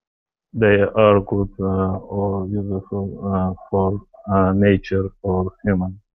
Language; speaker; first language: English; non-native, learner; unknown